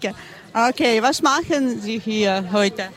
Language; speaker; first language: German; non-native, learner; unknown